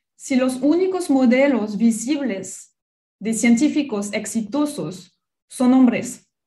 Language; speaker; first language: Spanish; non-native, fluent; French